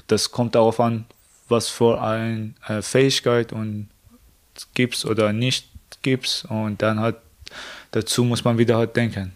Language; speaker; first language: German; non-native, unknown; Persian